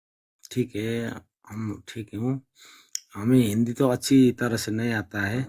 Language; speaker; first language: Hindi; non-native, learner; Nepali